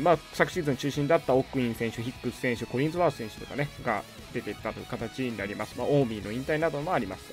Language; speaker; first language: Japanese; native; Japanese